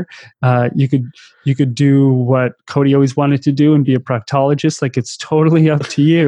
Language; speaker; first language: English; native; English